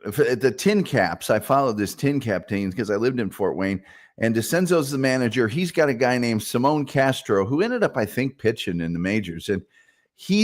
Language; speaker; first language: English; native; English